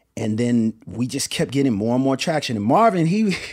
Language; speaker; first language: English; native; English